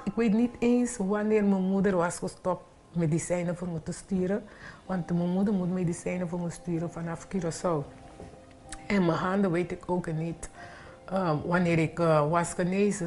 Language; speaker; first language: Dutch; non-native, fluent; Papiamento